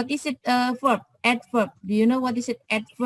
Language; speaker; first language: English; non-native, fluent; Indonesian